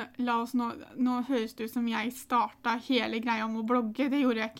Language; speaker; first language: Norwegian; native; Norwegian